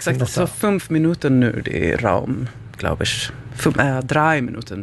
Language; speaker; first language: German; non-native, learner; Swedish